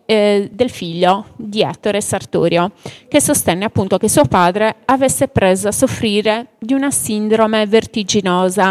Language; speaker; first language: Italian; native; Italian